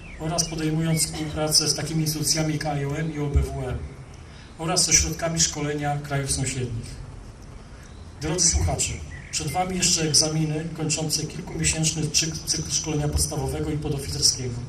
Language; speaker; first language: Polish; native; Polish